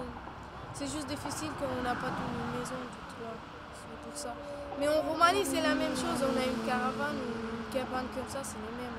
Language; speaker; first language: French; non-native, fluent; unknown